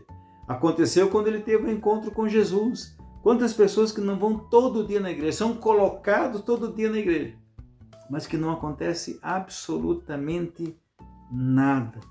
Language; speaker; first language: Portuguese; native; Portuguese